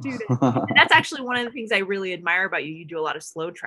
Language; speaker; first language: English; non-native, local second language; Filipino